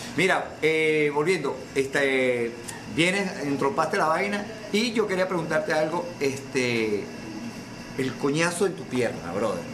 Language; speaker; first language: Spanish; native; Spanish